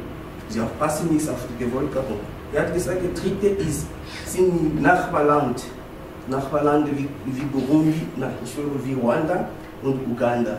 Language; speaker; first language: German; non-native, learner; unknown